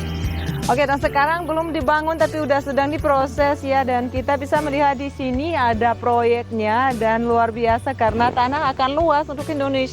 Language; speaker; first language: Indonesian; non-native, fluent; Russian